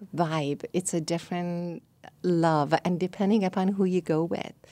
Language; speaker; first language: English; non-native, fluent; Persian